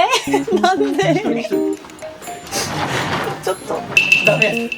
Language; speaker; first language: Japanese; non-native, learner; Korean